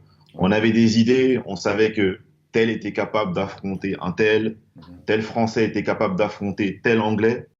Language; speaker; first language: French; native; French